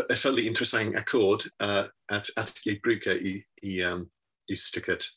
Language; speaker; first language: Norwegian; non-native, learner; English